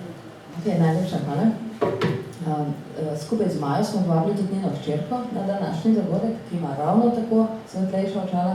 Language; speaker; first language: Slovenian; native; Slovenian